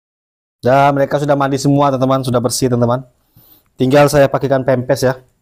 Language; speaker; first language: Indonesian; native; Indonesian